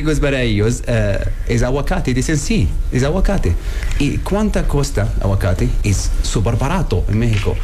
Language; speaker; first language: Spanish; non-native, learner; Arabic